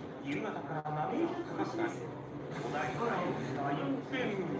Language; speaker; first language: Japanese; native; Japanese